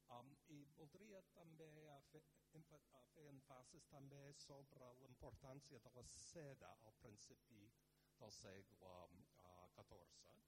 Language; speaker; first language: Catalan; non-native, fluent; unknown